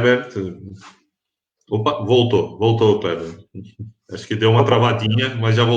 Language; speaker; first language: Portuguese; native; Portuguese